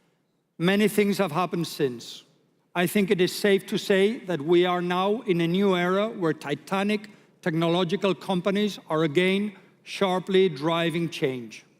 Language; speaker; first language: English; non-native, fluent; Spanish